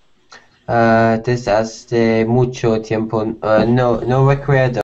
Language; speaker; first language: Spanish; non-native, learner; English